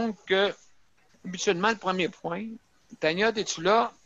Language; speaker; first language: French; native; French